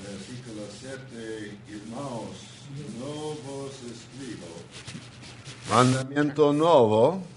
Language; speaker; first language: Spanish; non-native, fluent; English